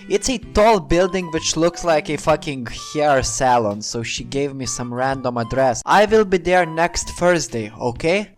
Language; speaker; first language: English; non-native, fluent; Lithuanian